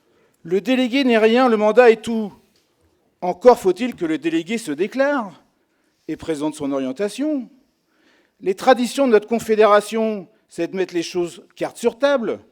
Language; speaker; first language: French; native; French